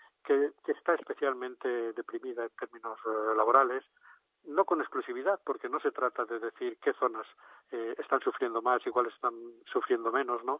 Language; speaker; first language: Spanish; native; Spanish